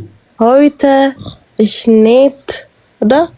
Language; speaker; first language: German; non-native, learner; Amharic